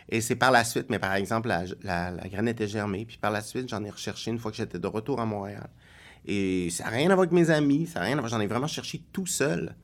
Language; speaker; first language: French; native; French